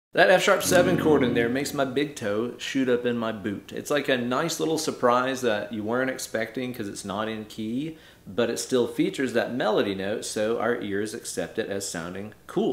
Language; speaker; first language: English; native; English